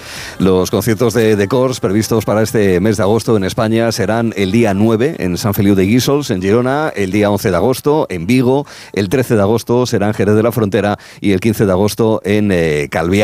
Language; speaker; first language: Spanish; native; Spanish